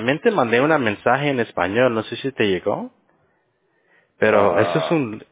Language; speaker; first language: Spanish; early bilingual, heritage; Spanish